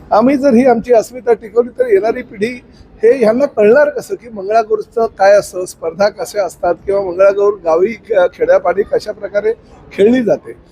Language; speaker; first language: Marathi; native; Marathi